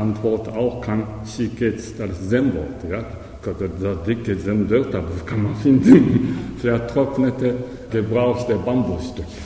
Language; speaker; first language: German; non-native, learner; Japanese